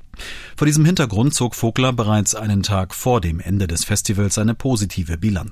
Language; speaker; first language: German; native; German